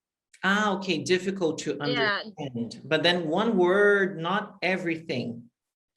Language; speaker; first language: English; non-native, fluent; Portuguese